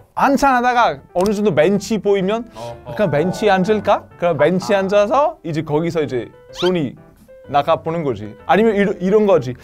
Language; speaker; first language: Korean; non-native, fluent; Italian